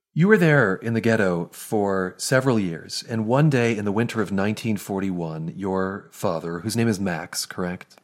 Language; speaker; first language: English; native; English